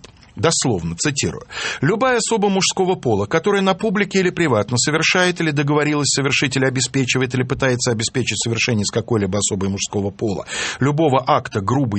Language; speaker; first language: Russian; native; Russian